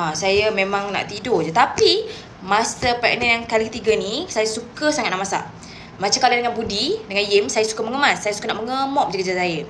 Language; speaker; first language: Malay; native; Malay